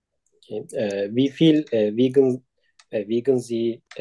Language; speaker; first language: German; non-native, learner; Turkish